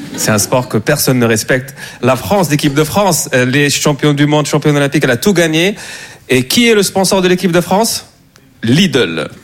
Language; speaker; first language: French; native; French